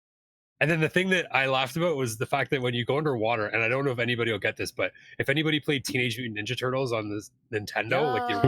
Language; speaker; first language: English; native; English